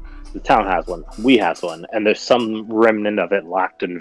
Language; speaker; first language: English; native; English